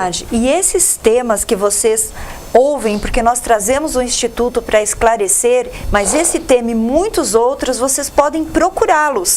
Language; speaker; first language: Portuguese; native; Portuguese